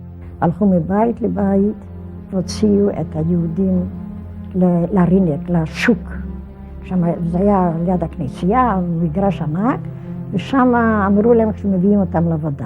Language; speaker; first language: Hebrew; non-native, fluent; Polish